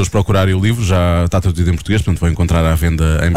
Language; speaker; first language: Portuguese; native; Portuguese